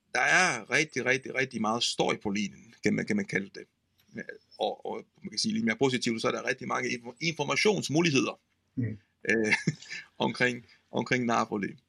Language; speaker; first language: Danish; non-native, fluent; Italian